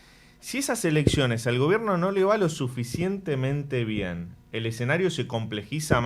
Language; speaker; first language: Spanish; native; Spanish